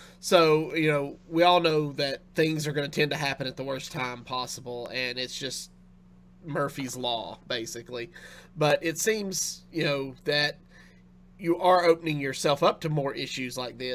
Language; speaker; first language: English; native; English